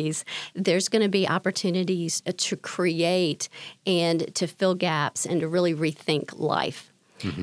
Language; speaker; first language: English; native; English